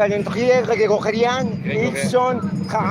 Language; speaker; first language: French; non-native, learner; Spanish